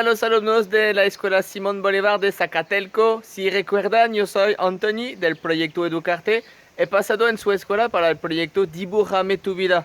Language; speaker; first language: Spanish; non-native, fluent; French